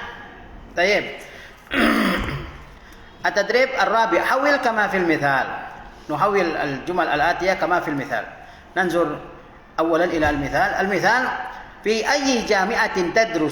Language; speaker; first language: Arabic; non-native, fluent; Indonesian